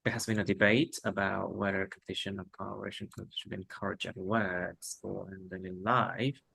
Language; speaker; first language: English; non-native, fluent; Vietnamese